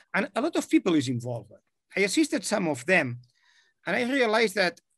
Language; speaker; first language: English; non-native, fluent; Catalan